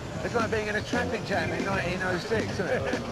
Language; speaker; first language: English; native; English